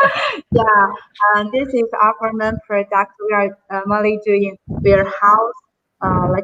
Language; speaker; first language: English; non-native, learner; Chinese